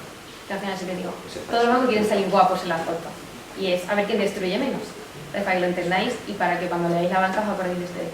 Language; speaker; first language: Spanish; native; Spanish